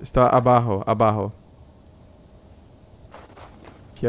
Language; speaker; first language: Spanish; non-native, learner; Portuguese